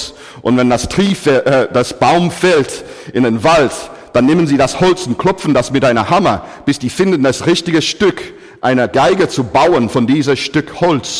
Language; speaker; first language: German; non-native, fluent; English